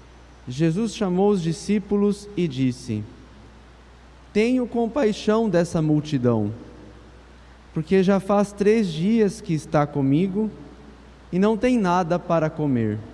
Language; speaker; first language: Portuguese; native; Portuguese